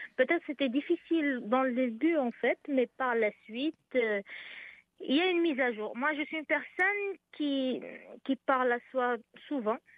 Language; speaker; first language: French; non-native, local second language; Arabic